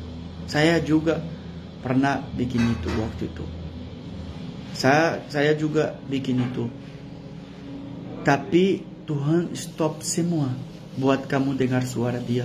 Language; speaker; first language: Indonesian; non-native, fluent; Portuguese